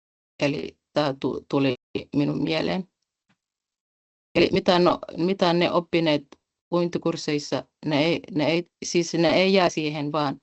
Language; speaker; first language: Finnish; non-native, fluent; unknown